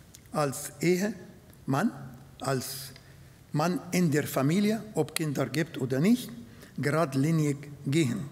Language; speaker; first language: German; non-native, fluent; Arabic